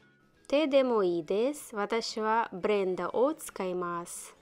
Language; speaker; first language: Japanese; non-native, learner; Russian